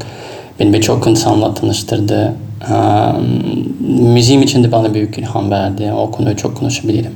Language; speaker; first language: Turkish; non-native, fluent; Russian